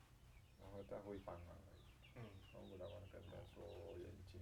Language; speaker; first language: Chinese; non-native, learner; Indonesian